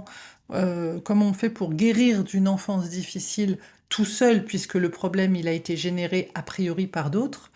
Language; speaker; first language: French; native; French